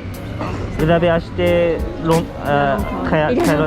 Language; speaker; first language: French; non-native, learner; Japanese